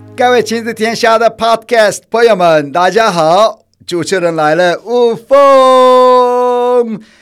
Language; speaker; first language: Chinese; non-native, fluent; Turkish